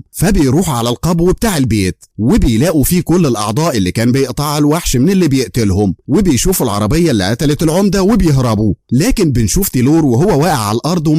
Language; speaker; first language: Arabic; native; Arabic